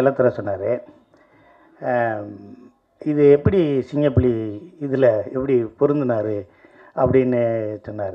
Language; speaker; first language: Tamil; native; Tamil